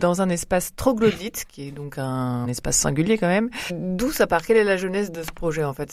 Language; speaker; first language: French; native; French